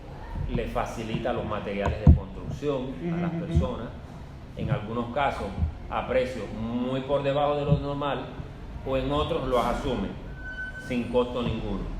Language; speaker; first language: Spanish; native; Spanish